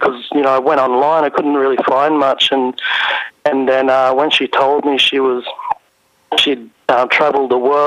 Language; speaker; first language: English; native; English